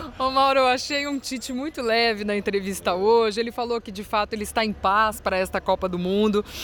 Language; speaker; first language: Portuguese; native; Portuguese